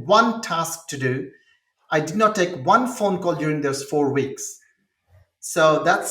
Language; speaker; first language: English; non-native, local second language; Telugu